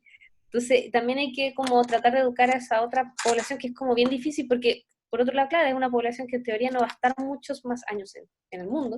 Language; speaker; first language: Spanish; native; Spanish